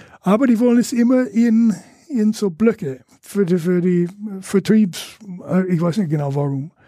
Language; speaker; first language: German; non-native, fluent; English